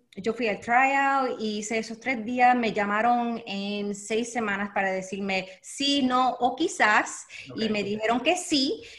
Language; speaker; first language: Spanish; early bilingual, heritage; Spanish